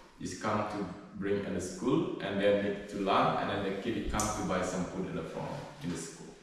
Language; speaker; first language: English; non-native, learner; Balinese